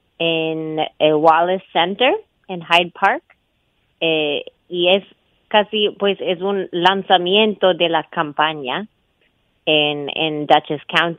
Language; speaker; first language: Spanish; non-native, fluent; English